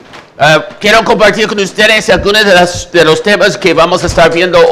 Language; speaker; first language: Spanish; native; Spanish